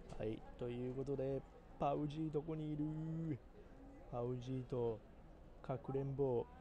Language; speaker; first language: Japanese; native; Japanese